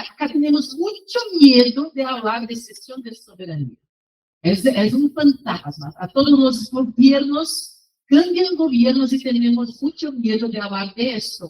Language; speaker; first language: Spanish; non-native, fluent; Portuguese